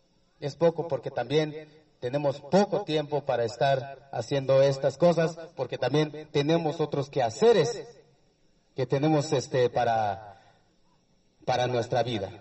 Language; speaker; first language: Spanish; non-native, local second language; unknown